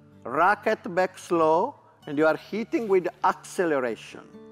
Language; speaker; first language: English; non-native, fluent; Italian